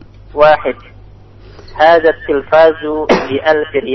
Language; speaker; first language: Arabic; non-native, learner; Indonesian